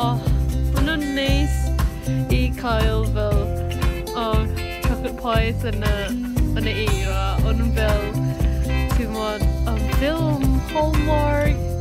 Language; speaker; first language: Welsh; non-native, learner; Malay